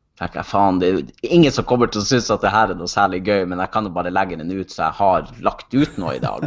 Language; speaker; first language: Norwegian; native; Norwegian